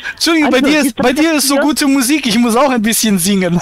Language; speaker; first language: German; native; German